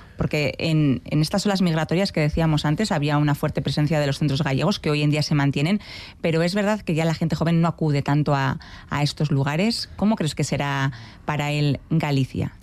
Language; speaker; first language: Spanish; native; Spanish